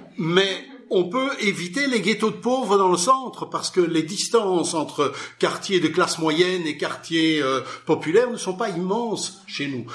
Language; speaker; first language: French; native; French